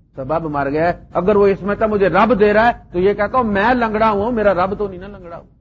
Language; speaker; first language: Urdu; non-native, local second language; Punjabi